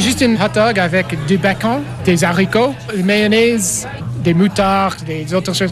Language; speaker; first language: French; non-native, learner; English